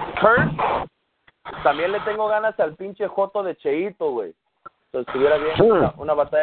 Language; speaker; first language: Spanish; early bilingual, heritage; Spanish